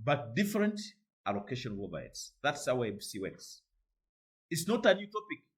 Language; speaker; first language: English; non-native, local second language; Swahili